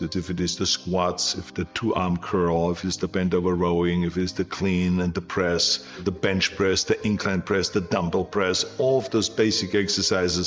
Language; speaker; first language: English; non-native, fluent; German